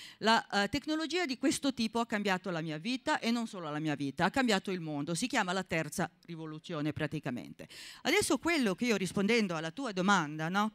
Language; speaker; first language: Italian; non-native, fluent; Serbian